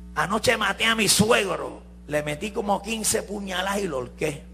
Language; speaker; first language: Spanish; early bilingual, heritage; Spanish